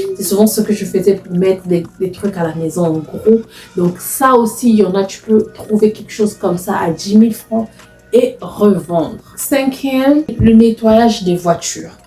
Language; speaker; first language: French; non-native, local second language; Lingala